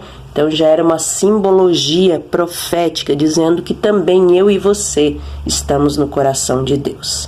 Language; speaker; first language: Portuguese; native; Portuguese